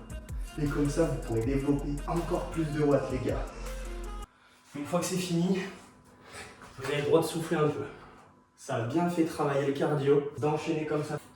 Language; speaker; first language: French; native; French